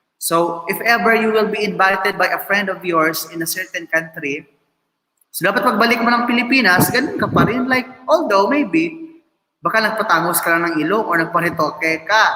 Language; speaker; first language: Filipino; non-native, local second language; Hiligaynon